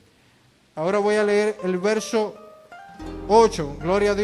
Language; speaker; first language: Spanish; native; Spanish